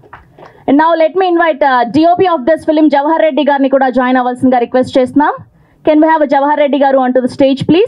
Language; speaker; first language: Telugu; native; Telugu